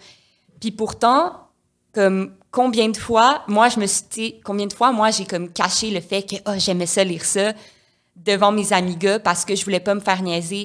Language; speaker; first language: French; native; French